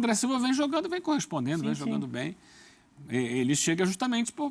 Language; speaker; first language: Portuguese; native; Portuguese